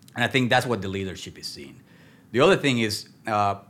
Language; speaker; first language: English; non-native, fluent; Spanish